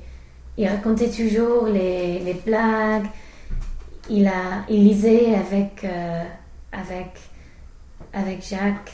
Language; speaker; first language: French; non-native, learner; English